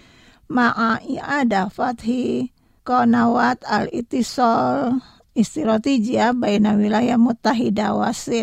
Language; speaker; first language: Arabic; non-native, fluent; Indonesian